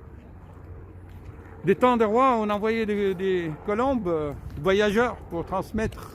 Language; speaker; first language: French; non-native, fluent; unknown